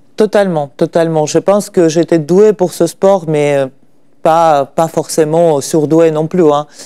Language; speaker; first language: French; non-native, fluent; Russian